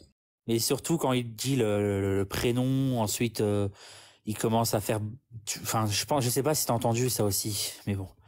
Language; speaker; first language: French; native; French